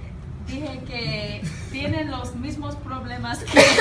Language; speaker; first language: Spanish; non-native, learner; English